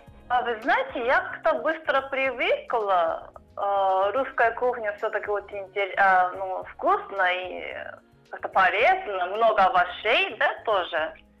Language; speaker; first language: Russian; non-native, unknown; Japanese